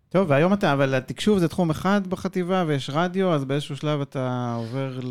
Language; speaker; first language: Hebrew; native; Hebrew